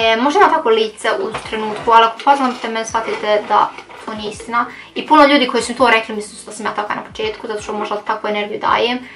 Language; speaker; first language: Bosnian; early bilingual, heritage; Bosnian